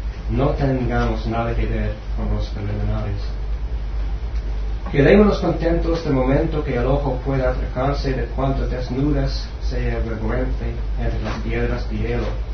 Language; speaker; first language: Spanish; non-native, fluent; English